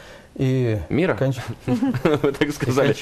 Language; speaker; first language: Russian; native; Russian